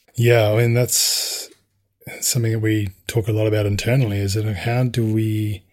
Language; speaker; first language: English; native; English